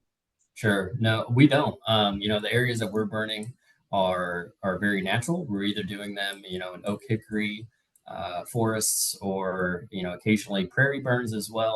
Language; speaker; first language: English; native; English